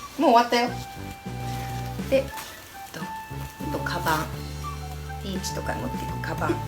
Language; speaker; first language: Japanese; native; Japanese